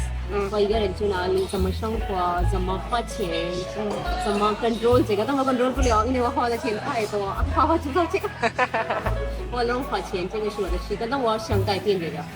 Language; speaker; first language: Chinese; non-native, fluent; Urdu